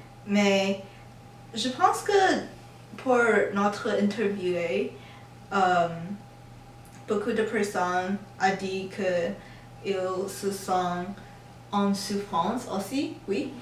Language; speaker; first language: French; non-native, learner; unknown